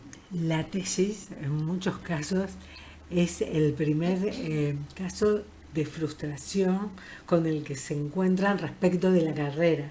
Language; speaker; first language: Spanish; native; Spanish